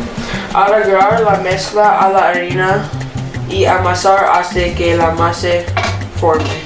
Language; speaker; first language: Spanish; non-native, learner; English